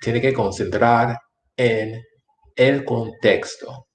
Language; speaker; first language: Spanish; non-native, fluent; English